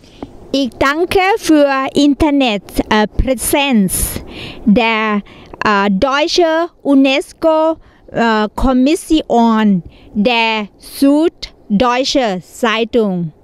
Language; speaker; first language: German; non-native, learner; Thai